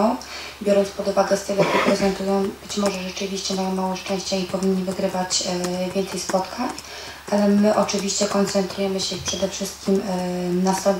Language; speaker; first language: Polish; native; Polish